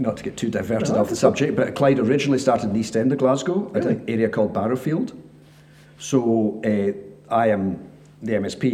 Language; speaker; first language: English; native; English